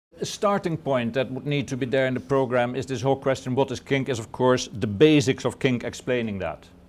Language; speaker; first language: English; non-native, fluent; Dutch